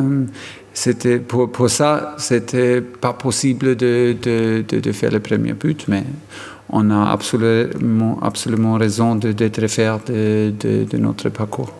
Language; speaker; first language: French; non-native, fluent; German